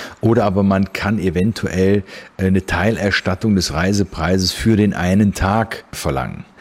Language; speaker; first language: German; native; German